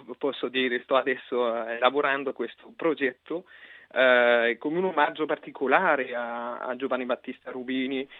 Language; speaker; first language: Italian; non-native, fluent; Spanish